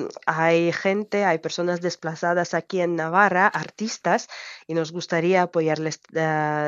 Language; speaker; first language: Spanish; non-native, fluent; Ukrainian